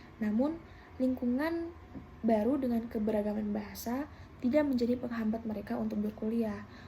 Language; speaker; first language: Indonesian; native; Indonesian